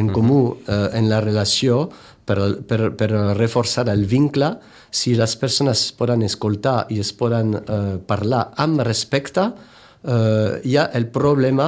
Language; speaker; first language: Catalan; non-native, fluent; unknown